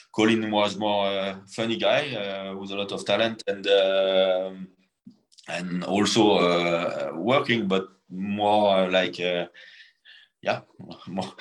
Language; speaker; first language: English; non-native, fluent; French